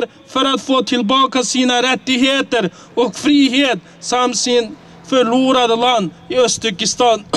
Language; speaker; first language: Swedish; non-native, fluent; Uyghur